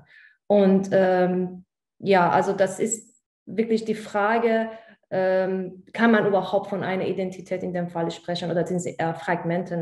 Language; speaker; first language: German; non-native, fluent; Persian